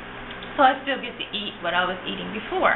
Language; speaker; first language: English; native; English